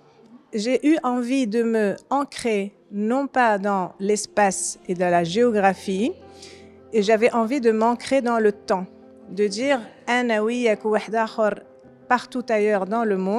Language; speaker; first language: French; non-native, local second language; Arabic